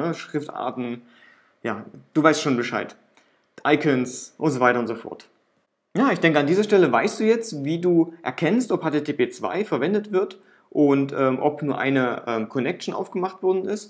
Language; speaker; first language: German; native; German